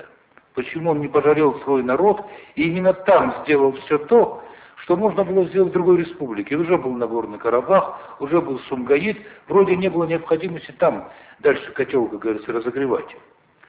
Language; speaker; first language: Russian; non-native, local second language; Ossetic